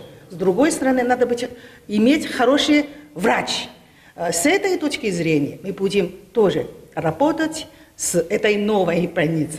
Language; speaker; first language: Russian; non-native, learner; Chinese